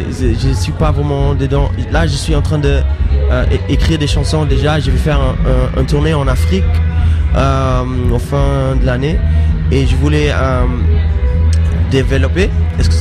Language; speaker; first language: French; non-native, fluent; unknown